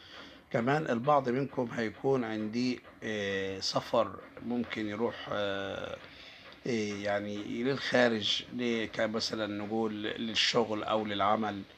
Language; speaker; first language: Arabic; native; Arabic